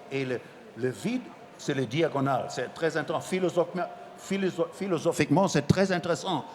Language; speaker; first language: French; non-native, fluent; German